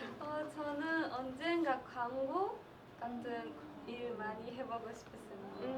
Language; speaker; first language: Korean; non-native, learner; Japanese